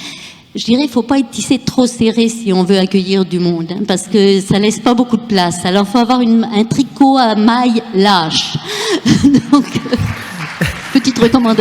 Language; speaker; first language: French; native; French